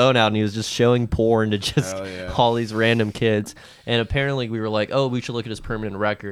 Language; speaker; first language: English; early bilingual, other home language; Spanish